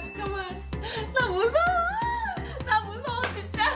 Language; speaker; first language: Korean; early bilingual, heritage; English